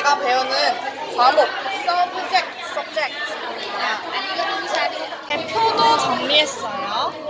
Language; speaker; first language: Korean; non-native, learner; Thai